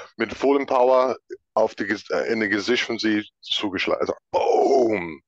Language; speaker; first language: German; non-native, fluent; English